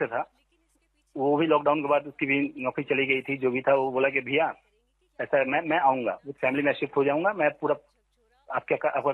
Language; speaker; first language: Hindi; native; Hindi